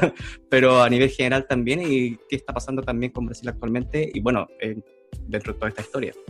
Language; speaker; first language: Spanish; native; Spanish